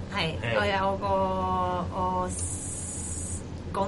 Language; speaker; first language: Cantonese; non-native, learner; Japanese